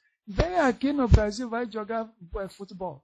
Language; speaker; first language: Portuguese; non-native, learner; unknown